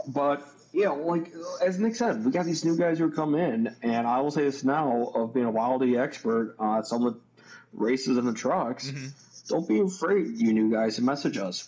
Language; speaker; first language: English; native; English